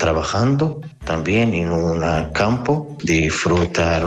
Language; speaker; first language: Spanish; non-native, learner; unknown